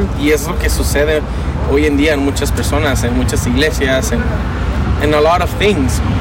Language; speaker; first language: Spanish; early bilingual, heritage; Spanish